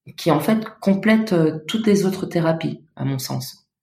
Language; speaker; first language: French; native; French